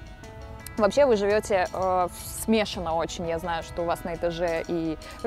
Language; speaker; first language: Russian; native; Russian